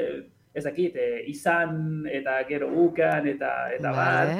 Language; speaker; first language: Basque; non-native, learner; Spanish